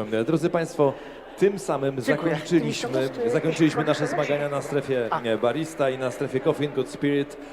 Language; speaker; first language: Polish; native; Polish